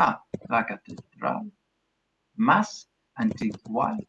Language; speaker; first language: Spanish; non-native, learner; English